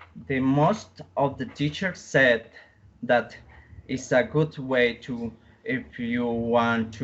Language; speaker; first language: English; non-native, learner; Spanish